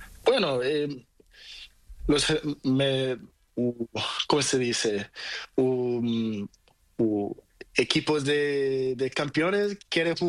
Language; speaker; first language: Spanish; non-native, learner; Portuguese